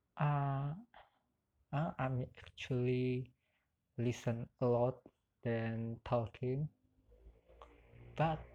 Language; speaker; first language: English; non-native, learner; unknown